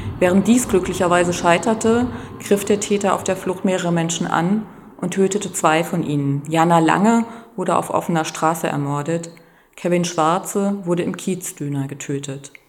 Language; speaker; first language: German; native; German